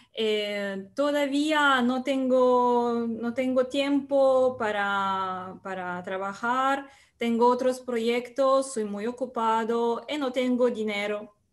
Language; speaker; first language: Spanish; non-native, learner; Russian